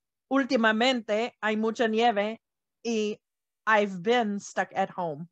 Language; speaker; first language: English; native; English